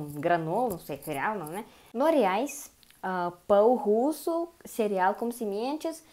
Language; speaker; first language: Portuguese; non-native, learner; Russian